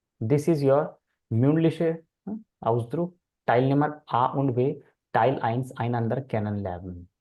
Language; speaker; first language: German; non-native, fluent; Hindi